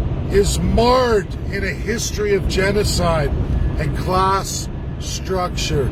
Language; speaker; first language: English; native; English